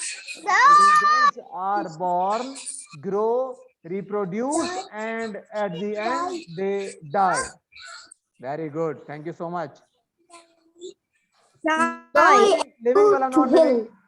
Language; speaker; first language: English; non-native, learner; Arabic